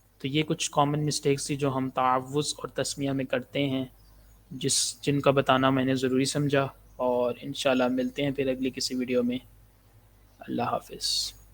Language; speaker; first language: Urdu; native; Urdu